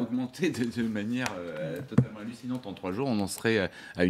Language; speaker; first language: French; native; French